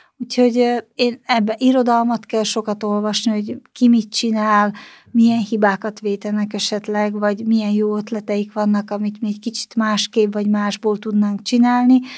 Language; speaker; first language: Hungarian; native; Hungarian